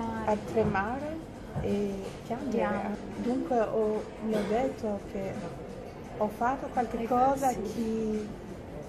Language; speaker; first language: Italian; non-native, fluent; Albanian